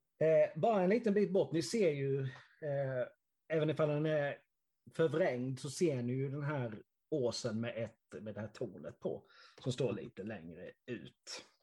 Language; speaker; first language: Swedish; native; Swedish